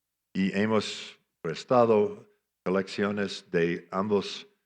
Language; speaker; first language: Spanish; non-native, fluent; English